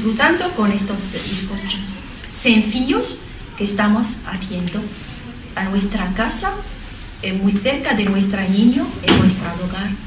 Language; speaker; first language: Spanish; non-native, learner; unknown